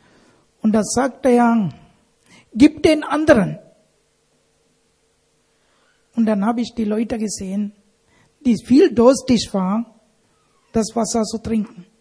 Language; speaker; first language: German; non-native, learner; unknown